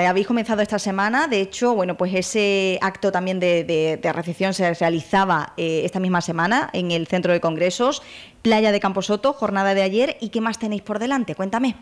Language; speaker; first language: Spanish; native; Spanish